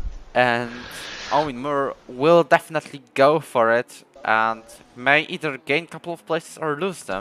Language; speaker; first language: English; non-native, fluent; Polish